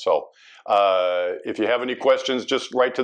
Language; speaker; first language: English; native; English